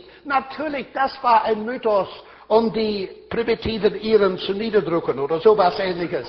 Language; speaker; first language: German; non-native, fluent; English